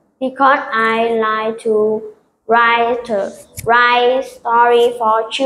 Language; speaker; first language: English; non-native, learner; Vietnamese